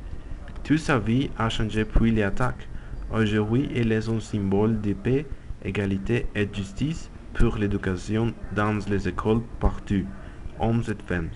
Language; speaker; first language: French; non-native, learner; Spanish